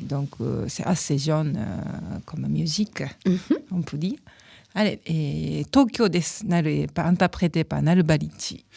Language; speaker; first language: French; non-native, fluent; Japanese